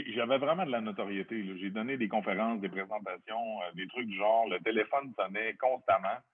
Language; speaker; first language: French; native; French